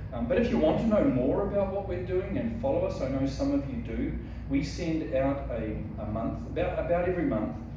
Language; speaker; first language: English; native; English